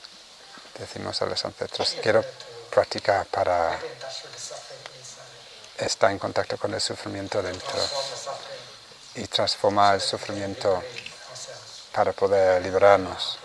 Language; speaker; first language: Spanish; non-native, fluent; Vietnamese